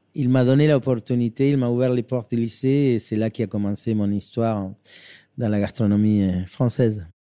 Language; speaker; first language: French; non-native, fluent; Spanish